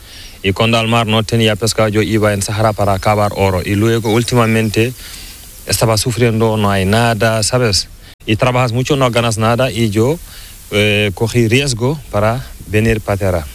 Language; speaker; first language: Spanish; non-native, learner; Fula